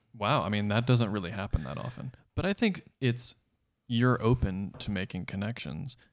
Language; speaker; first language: English; native; English